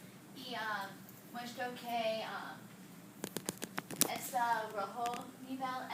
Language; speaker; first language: Spanish; non-native, learner; English